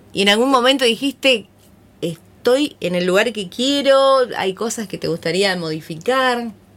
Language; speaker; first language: Spanish; native; Spanish